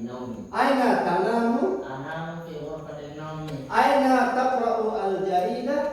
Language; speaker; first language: Arabic; non-native, fluent; Indonesian